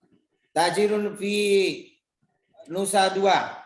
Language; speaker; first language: Arabic; non-native, learner; Indonesian